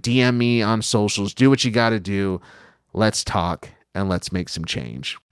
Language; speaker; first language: English; native; English